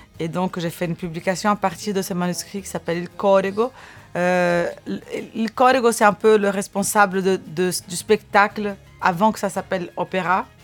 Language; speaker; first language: French; non-native, fluent; Portuguese